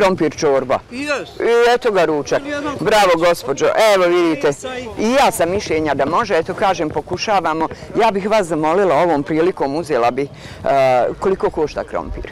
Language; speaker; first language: Bosnian; native; Bosnian